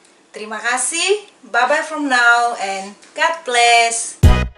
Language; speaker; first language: English; non-native, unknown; Indonesian